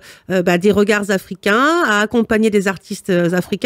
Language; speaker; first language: French; native; French